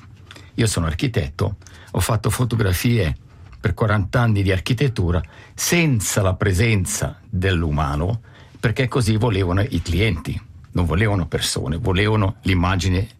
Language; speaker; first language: Italian; native; Italian